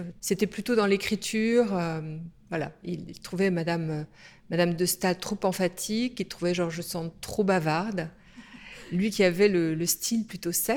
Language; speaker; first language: French; native; French